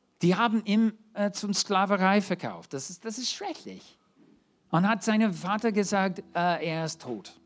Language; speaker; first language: German; non-native, fluent; English